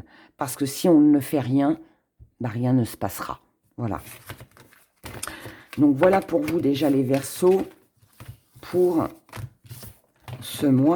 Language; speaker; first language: French; native; French